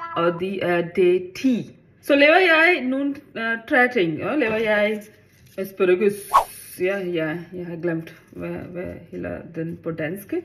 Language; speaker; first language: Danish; non-native, learner; Hindi